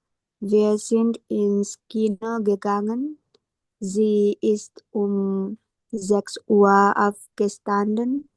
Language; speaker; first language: German; non-native, learner; Indonesian